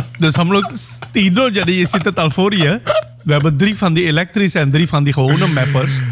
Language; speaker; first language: Dutch; non-native, local second language; Caribbean Hindustani